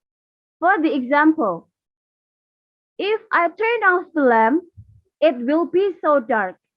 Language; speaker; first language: English; non-native, learner; Indonesian